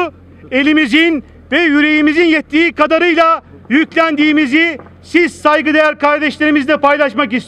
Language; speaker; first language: Turkish; native; Turkish